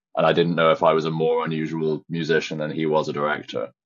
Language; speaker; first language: English; native; English